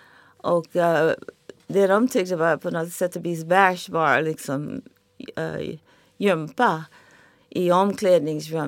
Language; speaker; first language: Swedish; non-native, fluent; English